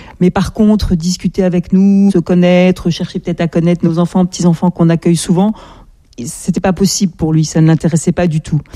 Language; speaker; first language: French; native; French